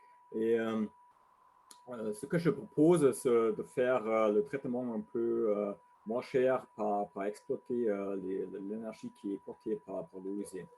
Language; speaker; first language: French; non-native, learner; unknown